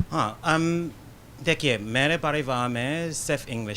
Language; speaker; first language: Hindi; non-native, fluent; English